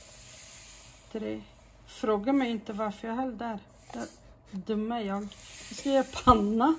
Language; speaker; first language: Swedish; non-native, fluent; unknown